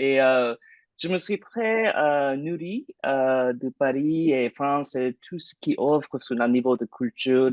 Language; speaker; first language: French; non-native, fluent; English